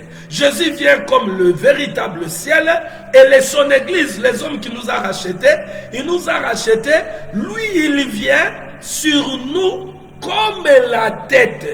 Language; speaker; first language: French; non-native, local second language; Lingala